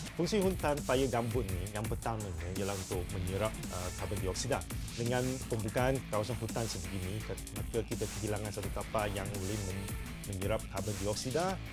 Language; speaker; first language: Malay; non-native, local second language; Chinese